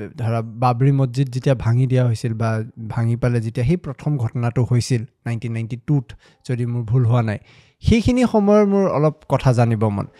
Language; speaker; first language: Assamese; native; Assamese